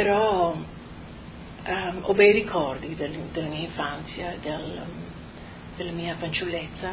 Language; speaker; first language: Italian; native; Italian